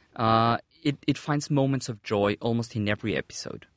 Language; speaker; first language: English; non-native, fluent; Spanish